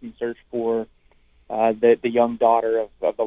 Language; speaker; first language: English; native; English